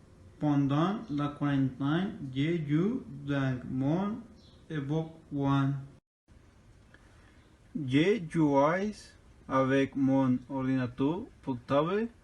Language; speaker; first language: French; non-native, learner; Spanish